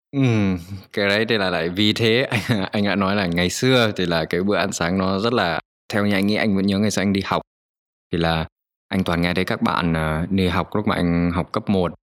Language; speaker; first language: Vietnamese; native; Vietnamese